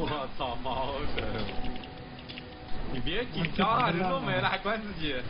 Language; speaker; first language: Chinese; native; Chinese